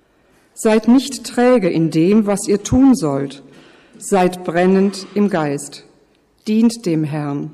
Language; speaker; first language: German; native; German